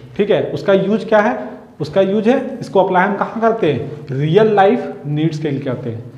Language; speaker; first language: Hindi; native; Hindi